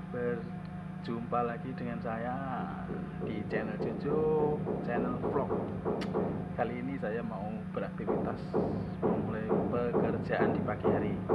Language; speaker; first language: Indonesian; non-native, local second language; Javanese